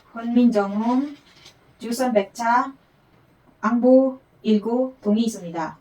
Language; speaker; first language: Korean; non-native, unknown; Filipino